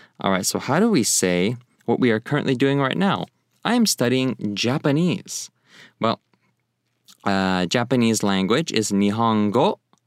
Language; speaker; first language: English; native; English